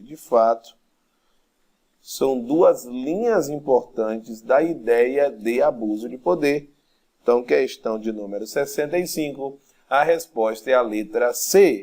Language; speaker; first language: Portuguese; native; Portuguese